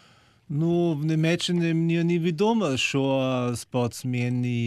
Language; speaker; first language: Ukrainian; non-native, fluent; German